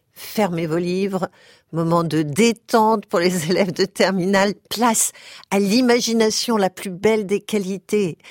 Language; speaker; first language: French; native; French